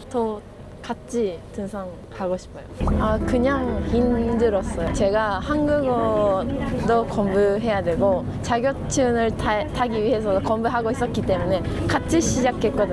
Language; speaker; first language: Korean; non-native, learner; Japanese